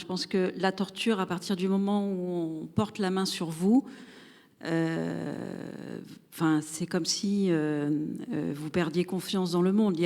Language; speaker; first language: French; native; French